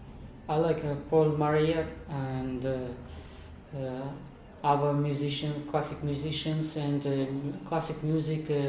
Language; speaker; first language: English; non-native, learner; Kazakh